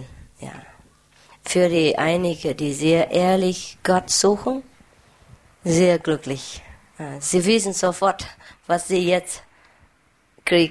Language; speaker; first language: German; non-native, fluent; Vietnamese